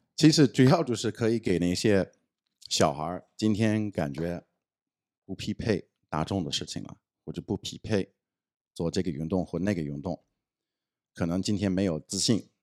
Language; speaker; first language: Chinese; non-native, fluent; English